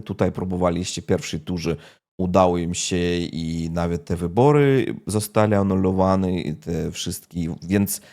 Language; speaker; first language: Polish; non-native, fluent; Russian